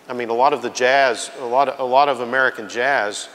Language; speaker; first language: English; native; English